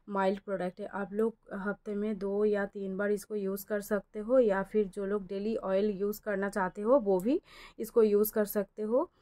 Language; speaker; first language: Hindi; non-native, local second language; Bangla